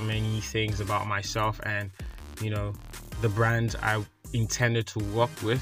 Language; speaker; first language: English; non-native, local second language; Yoruba